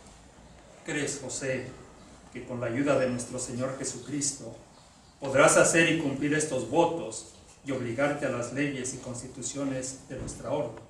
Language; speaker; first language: Spanish; native; Spanish